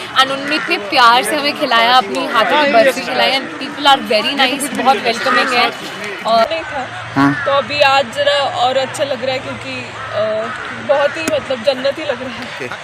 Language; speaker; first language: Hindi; native; Hindi